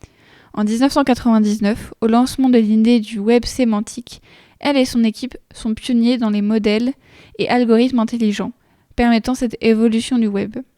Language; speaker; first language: French; native; French